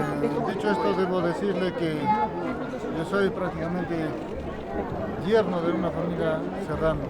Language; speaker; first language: Spanish; native; Spanish